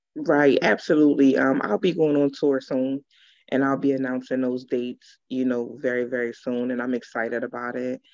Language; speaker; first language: English; native; English